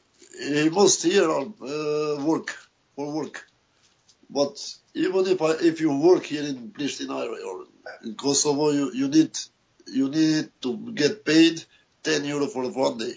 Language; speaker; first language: English; non-native, learner; Albanian